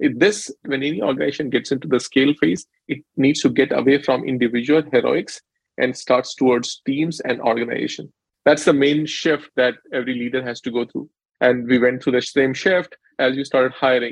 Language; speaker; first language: English; non-native, local second language; Hindi